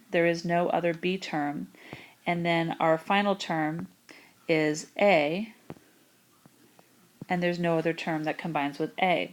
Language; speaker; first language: English; native; English